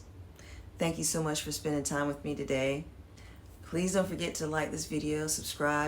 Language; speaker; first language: English; native; English